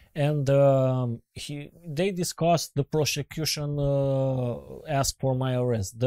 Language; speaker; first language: English; non-native, learner; Romanian